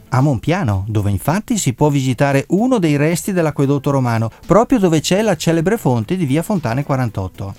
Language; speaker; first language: Italian; native; Italian